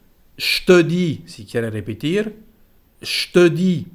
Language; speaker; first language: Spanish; non-native, fluent; French